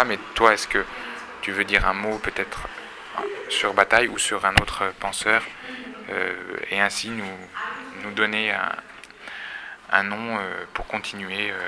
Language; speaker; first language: French; native; French